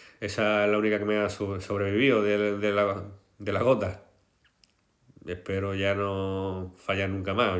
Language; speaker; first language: Spanish; native; Spanish